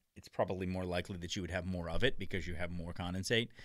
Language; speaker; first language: English; native; English